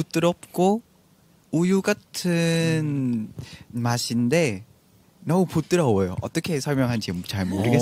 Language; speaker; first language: Korean; non-native, fluent; Vietnamese